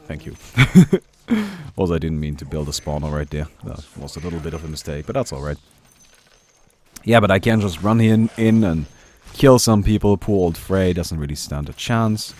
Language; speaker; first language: English; non-native, fluent; German